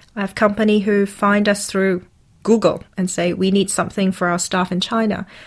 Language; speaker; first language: English; non-native, local second language; Cantonese